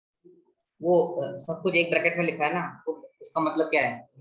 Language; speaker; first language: Hindi; native; Hindi